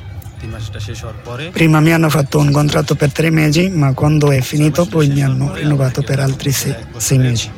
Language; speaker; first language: Italian; non-native, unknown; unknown